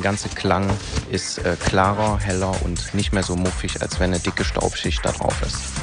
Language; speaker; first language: German; native; German